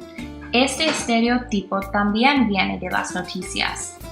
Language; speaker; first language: Spanish; non-native, learner; English